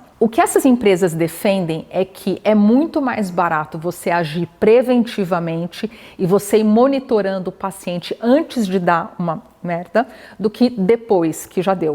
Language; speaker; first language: Portuguese; native; Portuguese